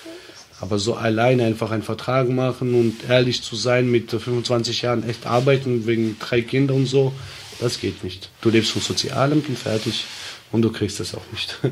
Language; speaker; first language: German; early bilingual, other home language; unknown